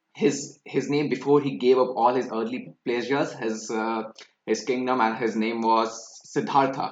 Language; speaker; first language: English; non-native, local second language; Hindi